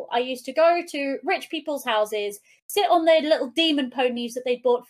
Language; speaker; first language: English; non-native, local second language; Welsh